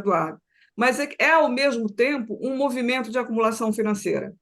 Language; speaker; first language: Portuguese; native; Portuguese